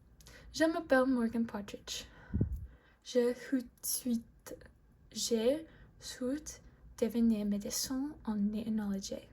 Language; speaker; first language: French; non-native, learner; English